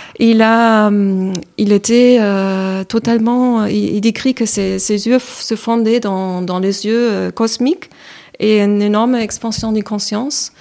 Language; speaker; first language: French; non-native, fluent; German